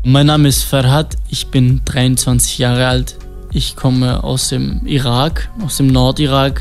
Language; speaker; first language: German; non-native, fluent; Kurdish